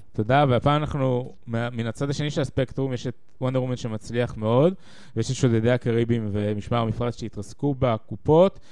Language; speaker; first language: Hebrew; native; Hebrew